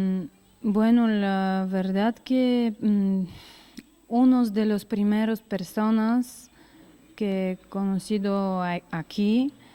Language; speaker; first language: Spanish; non-native, learner; Bulgarian